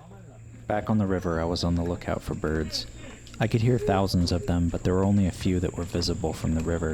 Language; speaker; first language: English; non-native, fluent; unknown